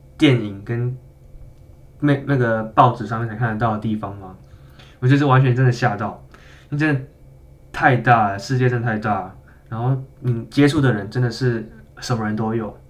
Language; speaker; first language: Chinese; native; Chinese